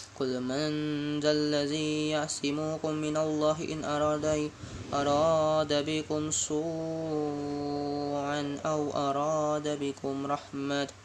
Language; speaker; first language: Arabic; non-native, learner; Indonesian